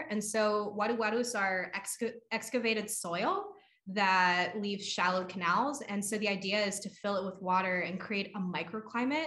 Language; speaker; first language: English; native; English